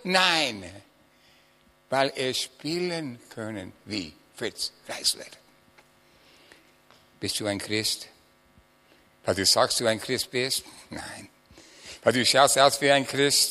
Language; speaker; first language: German; non-native, fluent; English